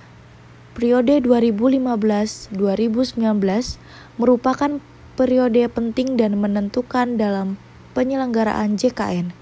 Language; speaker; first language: Indonesian; native; Indonesian